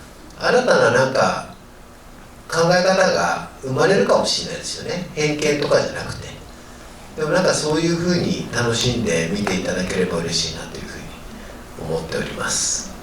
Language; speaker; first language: Japanese; native; Japanese